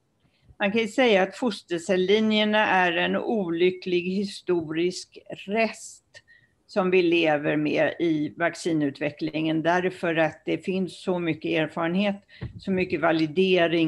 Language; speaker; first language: Swedish; native; Swedish